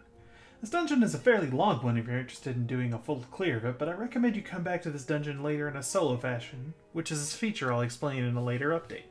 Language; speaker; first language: English; native; English